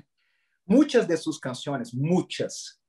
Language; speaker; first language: Spanish; non-native, learner; Portuguese